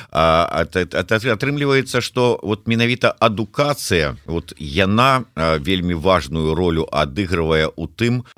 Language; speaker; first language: Belarusian; native; Belarusian